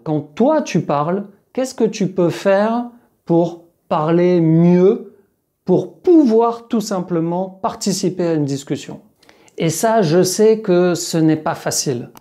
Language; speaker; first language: French; native; French